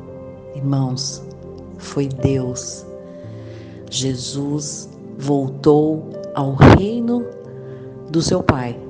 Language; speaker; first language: Portuguese; native; Portuguese